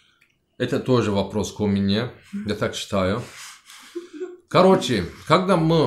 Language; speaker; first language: Russian; non-native, learner; Turkish